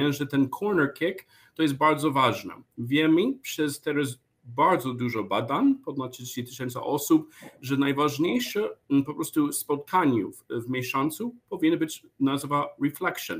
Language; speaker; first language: Polish; non-native, learner; English